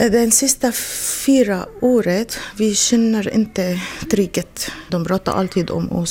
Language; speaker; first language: Swedish; non-native, learner; Arabic